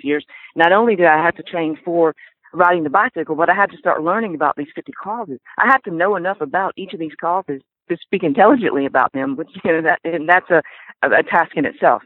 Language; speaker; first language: English; native; English